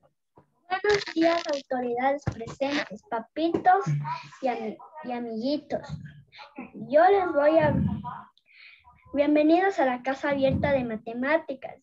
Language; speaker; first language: Spanish; native; Spanish